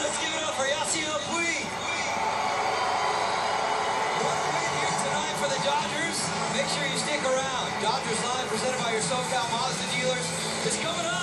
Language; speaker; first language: English; native; English